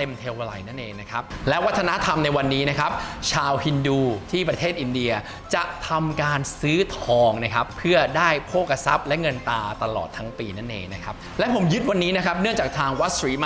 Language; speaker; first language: Thai; native; Thai